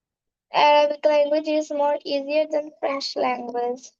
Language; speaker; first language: English; non-native, learner; Bangla